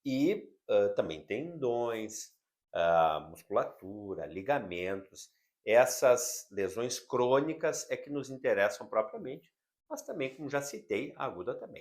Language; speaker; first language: Portuguese; native; Portuguese